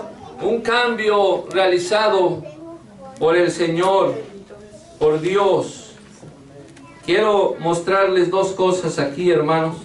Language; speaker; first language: Spanish; native; Spanish